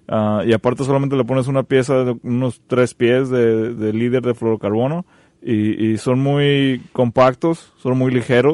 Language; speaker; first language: Spanish; native; Spanish